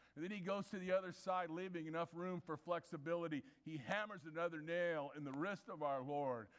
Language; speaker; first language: English; native; English